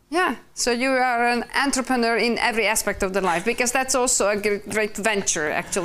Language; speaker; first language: English; non-native, fluent; Hungarian